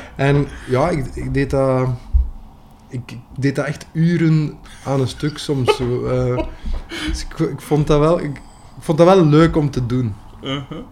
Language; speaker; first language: Dutch; native; Dutch